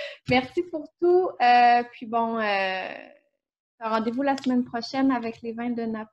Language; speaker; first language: French; native; French